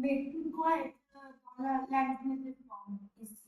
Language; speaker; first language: French; non-native, learner; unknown